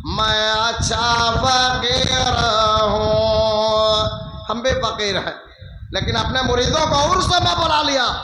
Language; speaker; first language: Urdu; non-native, local second language; Bangla